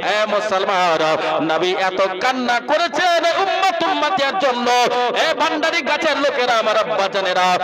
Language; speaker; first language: Bangla; non-native, local second language; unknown